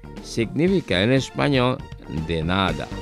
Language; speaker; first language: Spanish; non-native, fluent; Indonesian